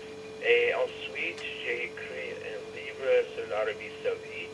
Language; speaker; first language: French; non-native, fluent; English